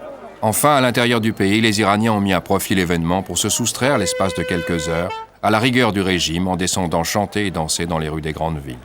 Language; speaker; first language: French; native; French